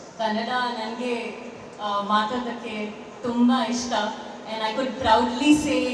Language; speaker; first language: Kannada; non-native, learner; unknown